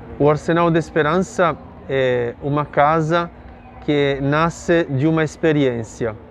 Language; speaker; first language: Portuguese; non-native, fluent; Italian